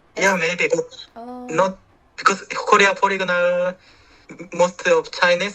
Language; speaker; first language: English; non-native, learner; Korean